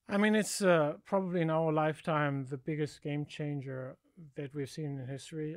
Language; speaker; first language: English; non-native, fluent; German